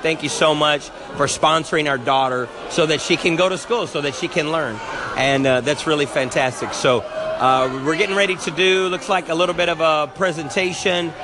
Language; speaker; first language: English; native; English